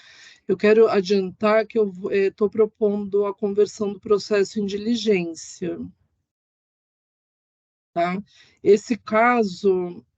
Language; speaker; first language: Portuguese; native; Portuguese